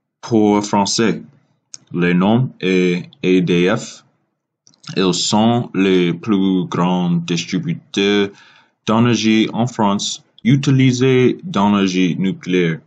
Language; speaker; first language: French; non-native, learner; English